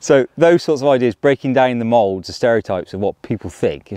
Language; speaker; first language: English; native; English